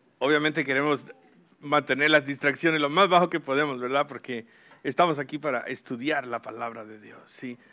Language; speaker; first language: Spanish; early bilingual, heritage; Spanish